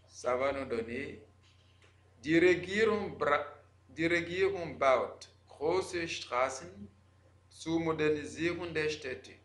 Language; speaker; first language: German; non-native, fluent; French